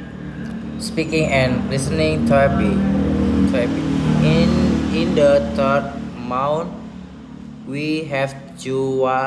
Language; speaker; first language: English; non-native, learner; Indonesian